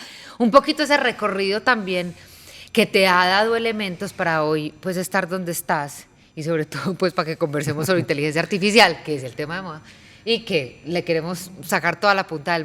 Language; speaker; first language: Spanish; native; Spanish